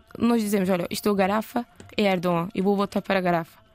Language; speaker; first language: Portuguese; non-native, learner; Turkish